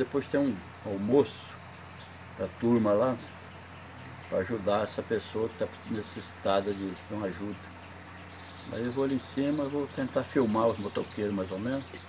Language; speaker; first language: Portuguese; native; Portuguese